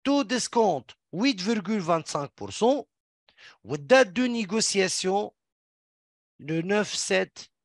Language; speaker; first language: French; non-native, local second language; Arabic